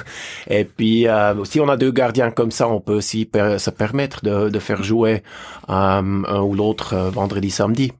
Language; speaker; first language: French; native; French